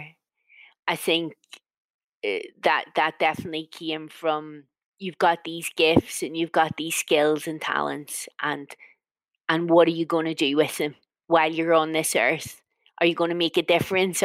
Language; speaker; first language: English; native; English